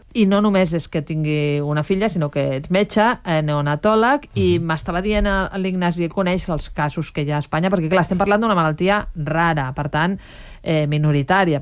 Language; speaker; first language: Catalan; native; Catalan